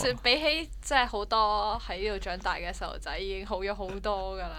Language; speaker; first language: Chinese; native; Chinese